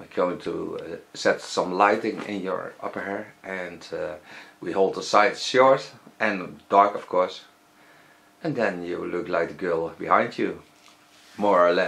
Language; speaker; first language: English; non-native, fluent; Dutch